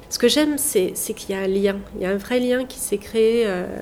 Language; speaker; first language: French; native; French